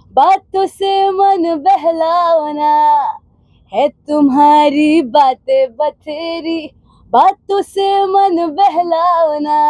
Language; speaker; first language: Hindi; non-native, local second language; Punjabi